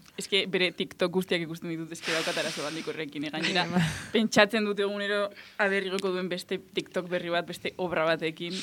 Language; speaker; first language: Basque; non-native, local second language; Spanish